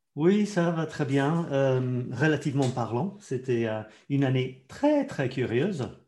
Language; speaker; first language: French; non-native, fluent; English